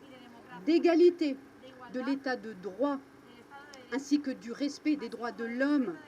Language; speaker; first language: French; native; French